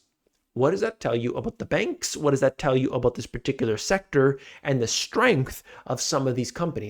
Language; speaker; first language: English; native; English